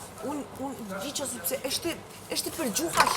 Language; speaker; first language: Albanian; non-native, learner; English